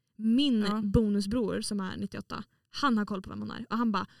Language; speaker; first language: Swedish; native; Swedish